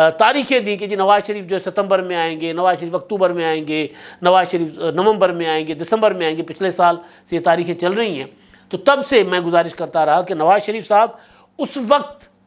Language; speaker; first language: Urdu; non-native, local second language; Sindhi